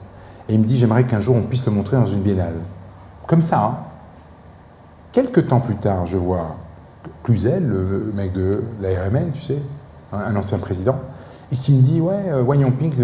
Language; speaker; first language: French; native; French